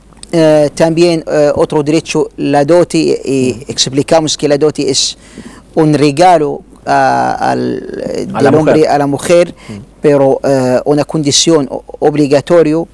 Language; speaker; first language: Spanish; non-native, learner; Arabic